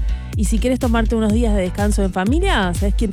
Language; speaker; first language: Spanish; native; Spanish